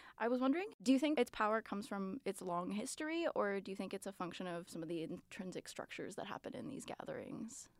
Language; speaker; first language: English; early bilingual, other home language; Portuguese